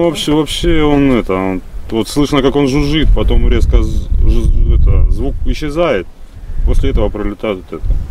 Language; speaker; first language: Russian; native; Russian